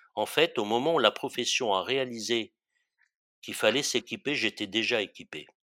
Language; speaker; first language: French; early bilingual, other home language; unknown